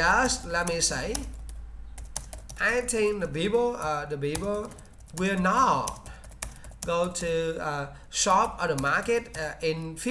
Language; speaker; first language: English; non-native, learner; Vietnamese